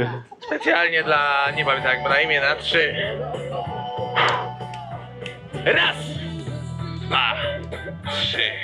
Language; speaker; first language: Polish; native; Polish